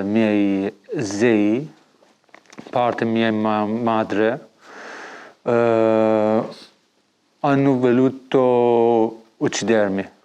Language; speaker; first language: Italian; non-native, learner; Persian